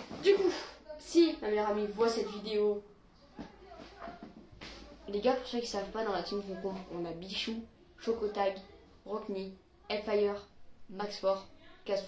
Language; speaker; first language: French; native; French